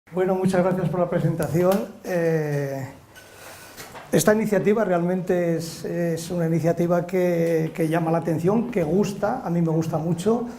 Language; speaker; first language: Spanish; native; Spanish